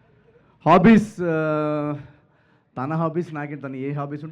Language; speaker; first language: Telugu; native; Telugu